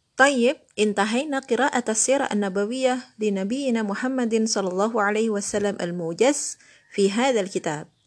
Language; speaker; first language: Arabic; non-native, learner; Indonesian